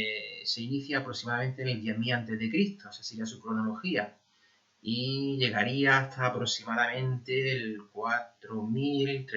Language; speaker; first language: Spanish; native; Spanish